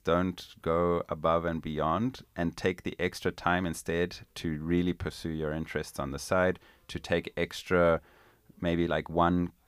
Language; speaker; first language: English; non-native, local second language; Italian